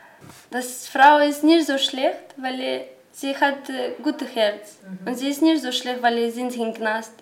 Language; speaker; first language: German; non-native, learner; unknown